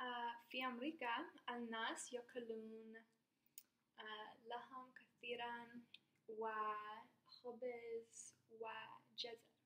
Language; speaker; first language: Arabic; non-native, learner; English